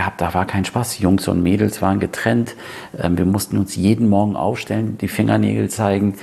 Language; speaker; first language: German; early bilingual, other home language; Persian